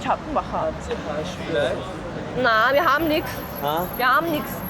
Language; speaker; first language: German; non-native, fluent; Mongolian